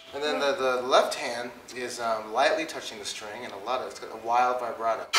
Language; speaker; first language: English; native; English